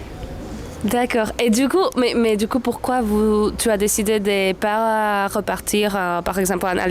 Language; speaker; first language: French; non-native, fluent; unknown